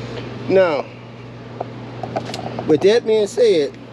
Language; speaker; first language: English; native; English